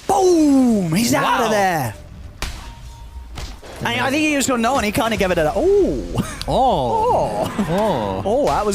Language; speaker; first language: English; native; English